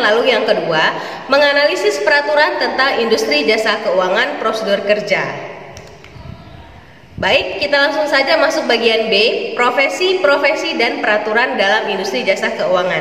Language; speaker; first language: Indonesian; native; Indonesian